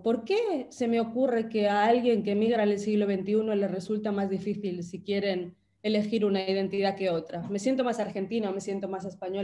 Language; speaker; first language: Spanish; native; Spanish